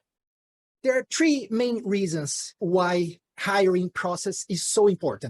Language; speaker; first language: English; non-native, fluent; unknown